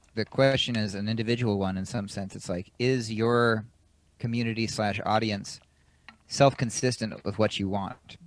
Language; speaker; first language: English; native; English